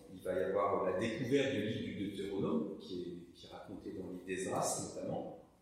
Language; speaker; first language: French; native; French